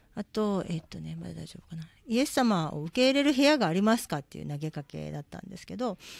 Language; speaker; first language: Japanese; native; Japanese